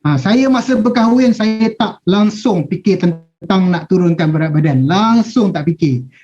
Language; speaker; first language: Malay; native; Malay